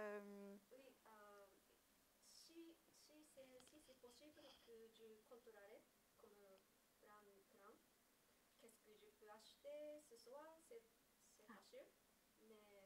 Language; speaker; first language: French; non-native, learner; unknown